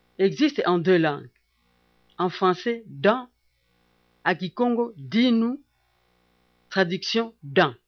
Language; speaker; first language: French; non-native, local second language; Kongo